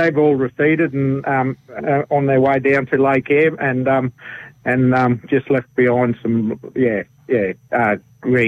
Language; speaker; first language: English; native; English